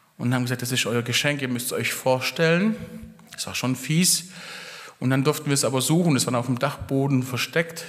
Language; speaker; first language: German; early bilingual, other home language; Italian